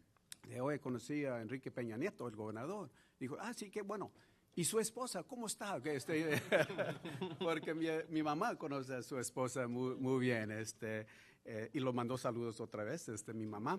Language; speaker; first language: Spanish; early bilingual, heritage; Spanish